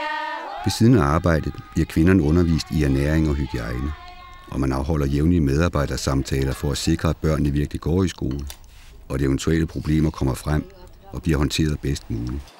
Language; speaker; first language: Danish; native; Danish